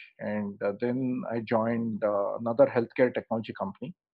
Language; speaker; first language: English; non-native, local second language; Kannada